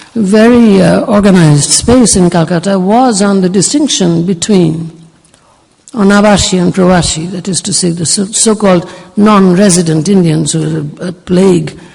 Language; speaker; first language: English; non-native, local second language; Bangla